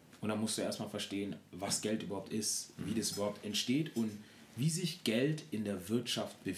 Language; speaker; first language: German; native; German